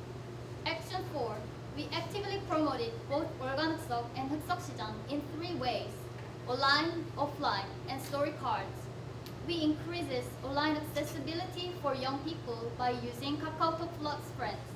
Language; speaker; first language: English; non-native, learner; Korean